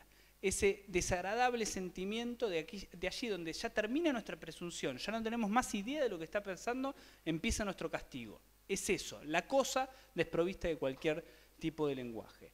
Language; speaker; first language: Spanish; native; Spanish